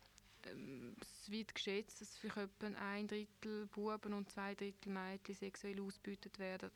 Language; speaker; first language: German; native; German